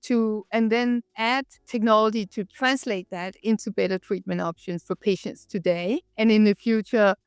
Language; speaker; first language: English; non-native, fluent; Danish